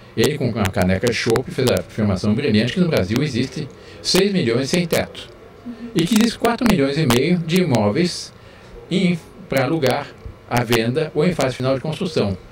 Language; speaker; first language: Portuguese; early bilingual, other home language; French